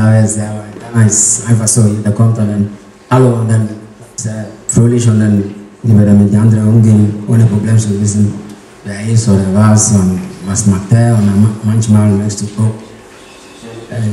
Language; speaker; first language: German; non-native, learner; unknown